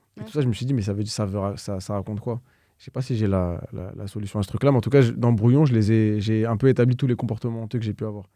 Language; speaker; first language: French; native; French